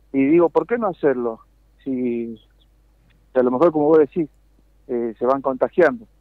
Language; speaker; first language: Spanish; native; Spanish